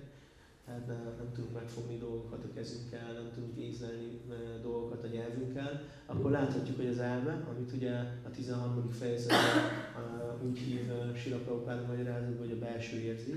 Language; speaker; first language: Hungarian; native; Hungarian